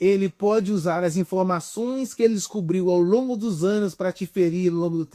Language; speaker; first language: Portuguese; native; Portuguese